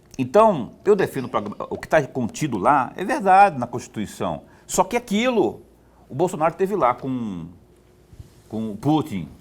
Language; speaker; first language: Portuguese; native; Portuguese